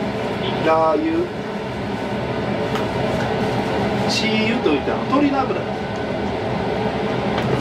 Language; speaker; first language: Japanese; native; Japanese